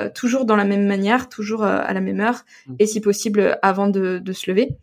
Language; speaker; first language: French; native; French